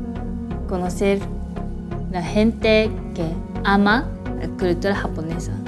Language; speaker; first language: Spanish; non-native, learner; Japanese